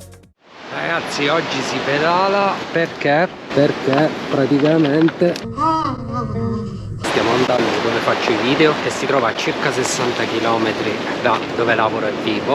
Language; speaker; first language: Italian; native; Italian